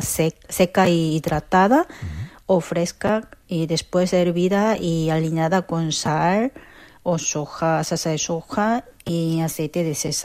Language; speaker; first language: Spanish; non-native, fluent; Korean